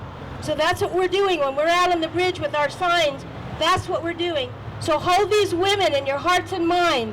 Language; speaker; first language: English; native; English